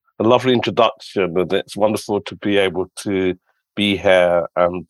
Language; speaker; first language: English; native; English